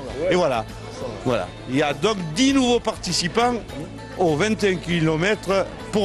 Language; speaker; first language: French; native; French